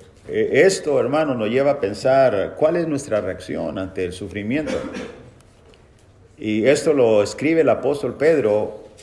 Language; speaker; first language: Spanish; native; Spanish